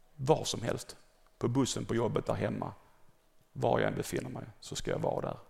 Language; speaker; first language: Swedish; native; Swedish